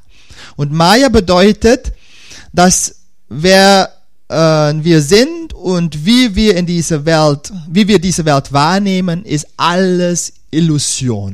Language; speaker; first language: German; non-native, fluent; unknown